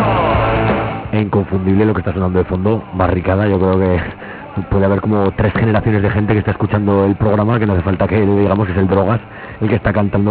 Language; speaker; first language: Spanish; native; Spanish